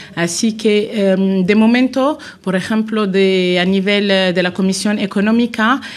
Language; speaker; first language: Spanish; non-native, fluent; Arabic